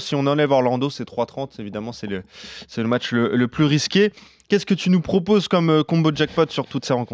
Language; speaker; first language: French; native; French